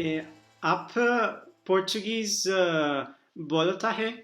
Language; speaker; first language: Hindi; non-native, learner; Portuguese